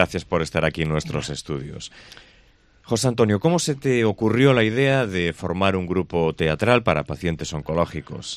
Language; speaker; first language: Spanish; native; Spanish